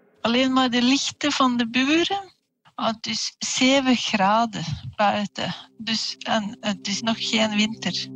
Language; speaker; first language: Dutch; non-native, fluent; Norwegian